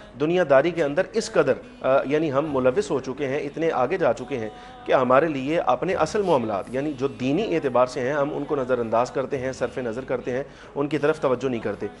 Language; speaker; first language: Urdu; native; Urdu